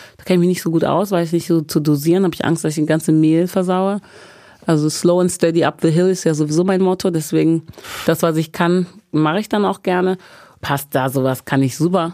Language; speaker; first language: German; early bilingual, other home language; English